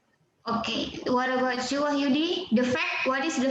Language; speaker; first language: English; non-native, fluent; Indonesian